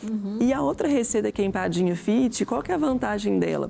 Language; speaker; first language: Portuguese; native; Portuguese